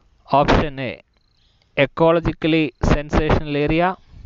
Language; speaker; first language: English; non-native, local second language; Malayalam